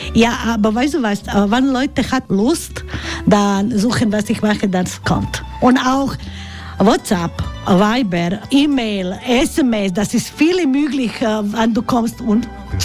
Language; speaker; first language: German; non-native, learner; Croatian